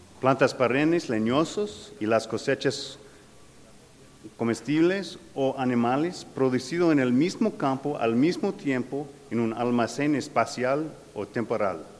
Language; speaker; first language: Spanish; non-native, learner; English